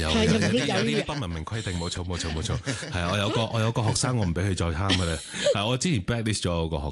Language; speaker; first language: Cantonese; native; Cantonese